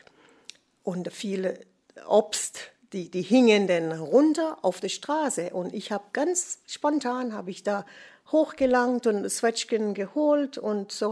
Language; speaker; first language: German; non-native, fluent; English